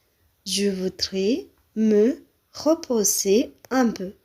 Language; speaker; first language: French; non-native, fluent; Tamil